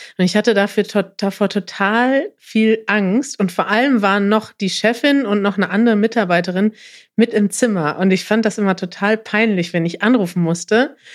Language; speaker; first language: German; native; German